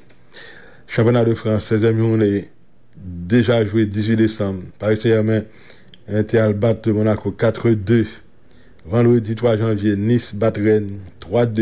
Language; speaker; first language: French; non-native, local second language; Haitian Creole